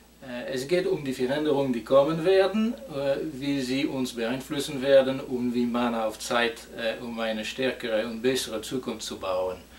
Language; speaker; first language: German; non-native, fluent; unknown